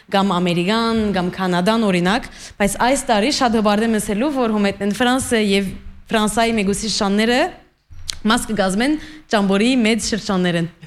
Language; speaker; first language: Armenian; early bilingual, heritage; Armenian